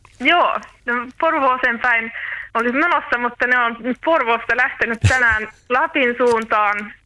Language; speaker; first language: Finnish; native; Finnish